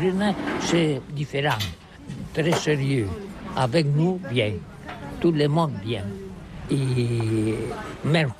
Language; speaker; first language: French; non-native, learner; Catalan